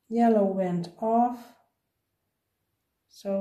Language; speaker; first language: English; non-native, learner; Slovenian